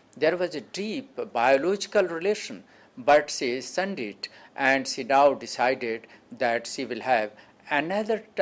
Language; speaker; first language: English; non-native, local second language; Hindi